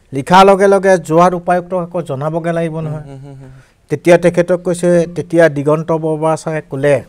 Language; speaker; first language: Assamese; non-native, local second language; Mising